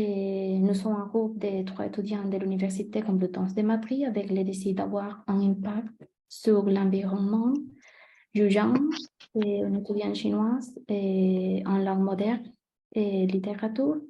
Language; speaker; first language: French; non-native, learner; Spanish